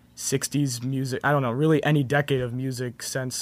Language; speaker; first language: English; native; English